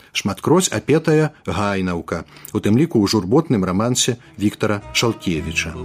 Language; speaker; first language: Belarusian; native; Belarusian